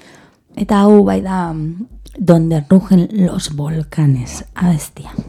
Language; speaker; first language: Basque; non-native, learner; Spanish